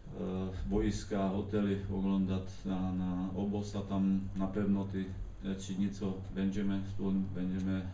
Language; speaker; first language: Polish; non-native, learner; Czech